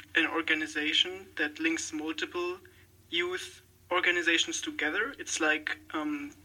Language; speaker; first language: English; non-native, fluent; German